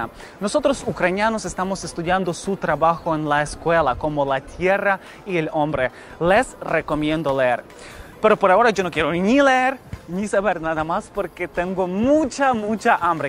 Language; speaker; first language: Spanish; non-native, fluent; Ukrainian